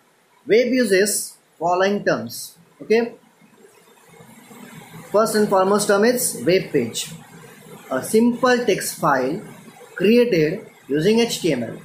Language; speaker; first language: English; non-native, local second language; Marathi